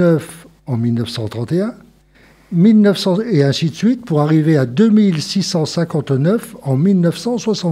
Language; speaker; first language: French; native; French